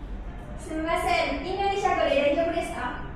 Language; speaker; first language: Japanese; non-native, learner; Indonesian